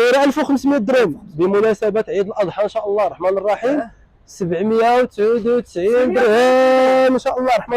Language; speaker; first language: Arabic; native; Arabic